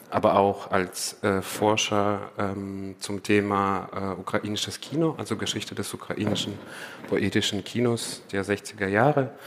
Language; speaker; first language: German; non-native, fluent; Ukrainian